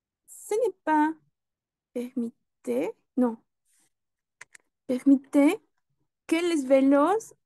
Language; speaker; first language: French; non-native, learner; Spanish